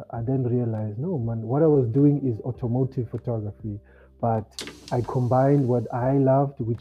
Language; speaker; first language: English; non-native, local second language; Xhosa